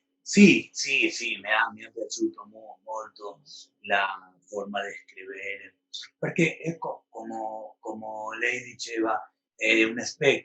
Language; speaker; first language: Italian; non-native, learner; Spanish